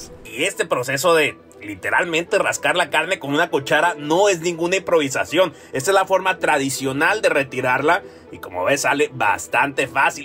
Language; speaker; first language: Spanish; native; Spanish